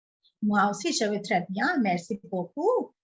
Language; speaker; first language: French; non-native, learner; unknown